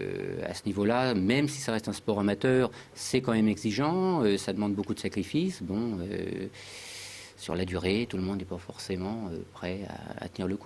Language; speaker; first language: French; native; French